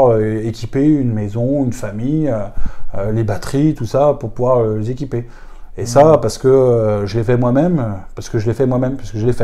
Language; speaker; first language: French; native; French